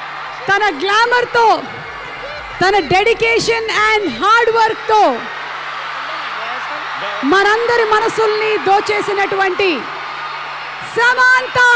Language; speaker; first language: Telugu; native; Telugu